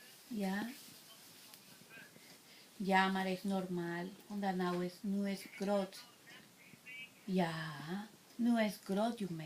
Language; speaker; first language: Dutch; non-native, learner; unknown